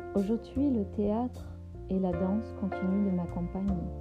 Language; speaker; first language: French; non-native, fluent; German